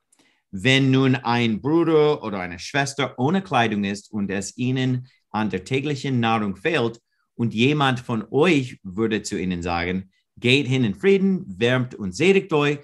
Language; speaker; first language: German; non-native, fluent; English